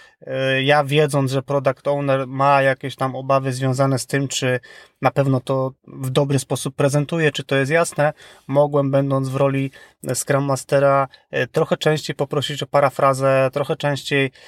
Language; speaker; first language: Polish; native; Polish